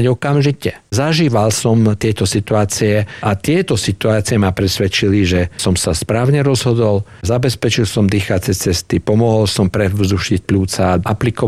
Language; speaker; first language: Slovak; native; Slovak